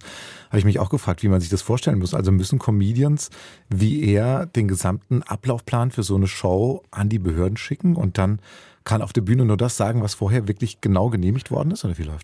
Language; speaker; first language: German; native; German